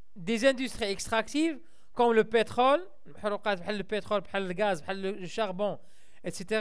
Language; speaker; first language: French; non-native, local second language; Arabic